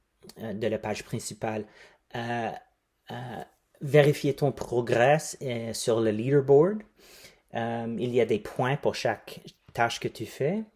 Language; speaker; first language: French; non-native, fluent; English